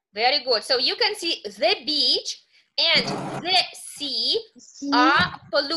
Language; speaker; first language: English; non-native, fluent; Russian